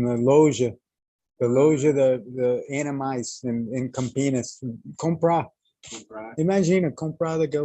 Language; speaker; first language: Portuguese; non-native, learner; English